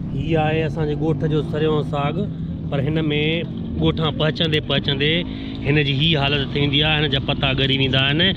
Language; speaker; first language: Sindhi; native; Sindhi